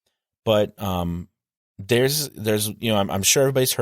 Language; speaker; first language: English; native; English